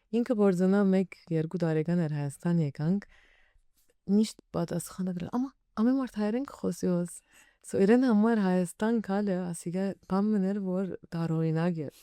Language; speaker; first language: Armenian; early bilingual, heritage; Armenian